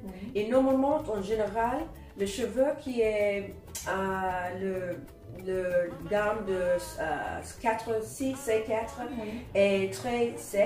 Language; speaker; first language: French; non-native, learner; English